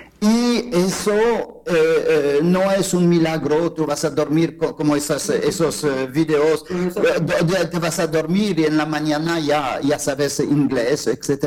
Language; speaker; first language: Spanish; non-native, fluent; French